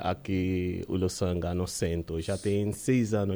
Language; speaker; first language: Portuguese; non-native, learner; Haitian Creole